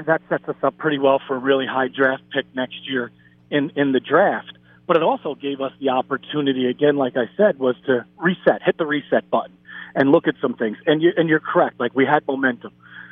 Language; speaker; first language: English; native; English